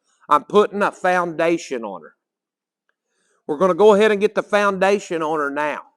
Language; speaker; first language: English; native; English